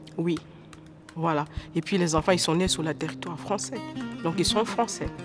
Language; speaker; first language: French; non-native, fluent; Indonesian